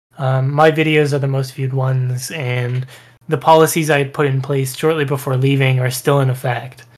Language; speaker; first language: English; native; English